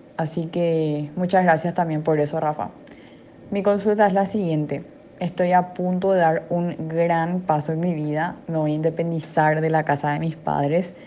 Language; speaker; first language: Spanish; native; Spanish